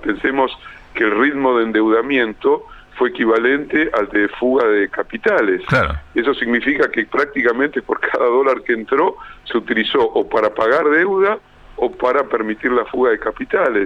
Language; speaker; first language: Spanish; native; Spanish